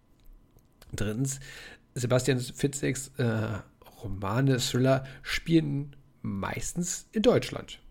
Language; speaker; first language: German; native; German